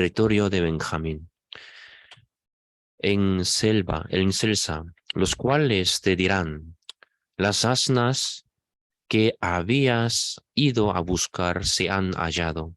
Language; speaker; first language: Spanish; non-native, fluent; Korean